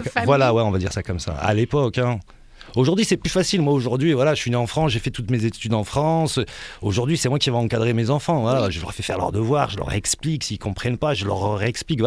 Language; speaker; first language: French; early bilingual, other home language; Arabic